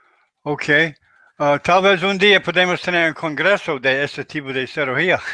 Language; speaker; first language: Spanish; non-native, learner; English